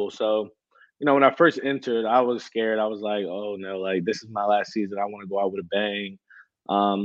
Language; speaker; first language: English; native; English